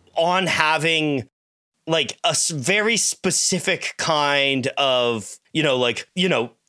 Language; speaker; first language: English; native; English